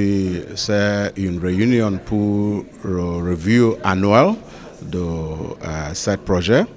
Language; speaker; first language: French; non-native, learner; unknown